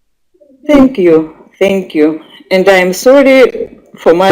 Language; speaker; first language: English; non-native, learner; Russian